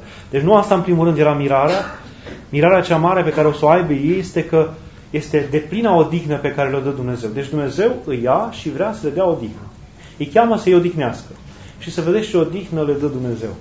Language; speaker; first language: Romanian; native; Romanian